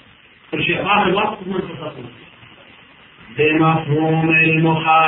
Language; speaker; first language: Arabic; native; Arabic